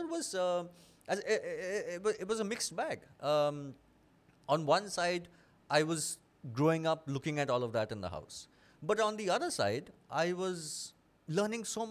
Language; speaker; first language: English; non-native, local second language; Bangla